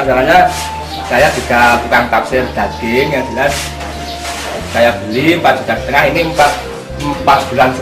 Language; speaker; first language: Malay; non-native, local second language; Javanese